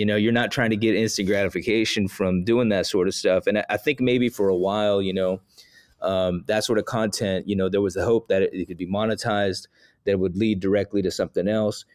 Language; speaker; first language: English; early bilingual, other home language; Spanish